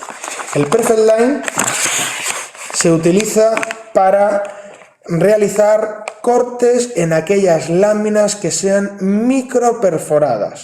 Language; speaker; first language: Spanish; native; Spanish